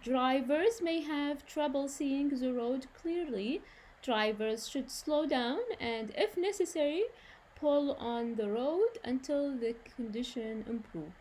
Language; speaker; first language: English; non-native, fluent; Arabic